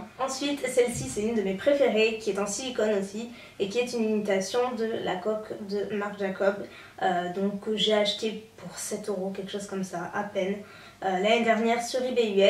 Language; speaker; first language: French; native; French